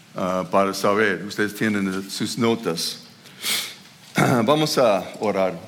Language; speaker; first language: Spanish; non-native, fluent; English